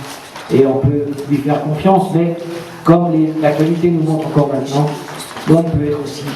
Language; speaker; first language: French; native; French